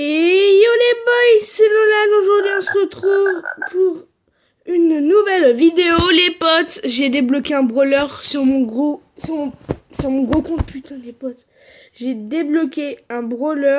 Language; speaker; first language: French; native; French